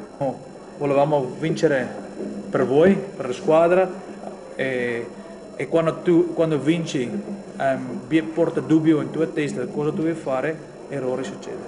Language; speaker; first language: Italian; non-native, learner; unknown